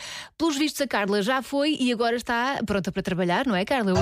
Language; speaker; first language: Portuguese; native; Portuguese